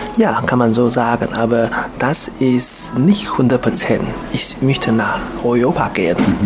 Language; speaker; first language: German; non-native, learner; Chinese